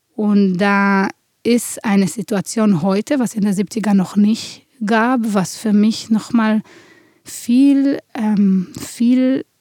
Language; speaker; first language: German; non-native, fluent; Hebrew